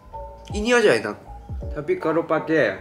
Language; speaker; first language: Indonesian; non-native, learner; Japanese